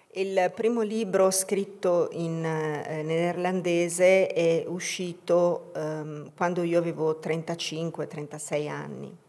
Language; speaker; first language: Italian; native; Italian